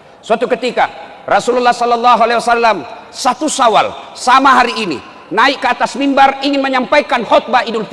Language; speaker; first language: Indonesian; non-native, local second language; Buginese